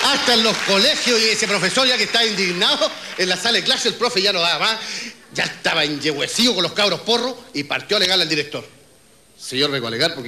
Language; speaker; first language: Spanish; native; Spanish